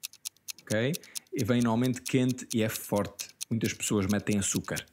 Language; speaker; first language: Portuguese; non-native, fluent; English